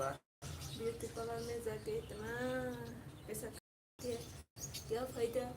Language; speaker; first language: Hindi; non-native, local second language; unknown